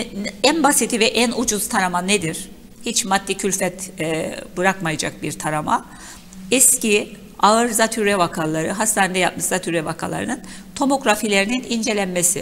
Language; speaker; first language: Turkish; native; Turkish